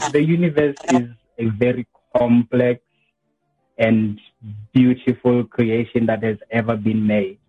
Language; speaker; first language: English; non-native, local second language; Southern Sotho